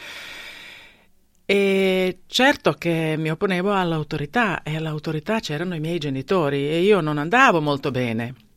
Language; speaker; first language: Italian; non-native, fluent; Bosnian